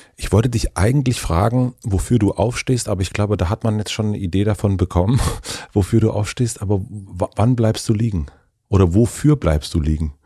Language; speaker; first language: German; native; German